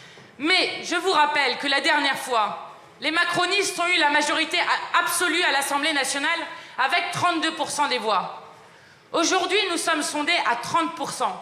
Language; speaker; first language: French; native; French